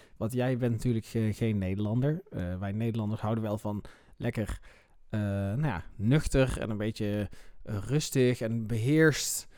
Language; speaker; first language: Dutch; native; Dutch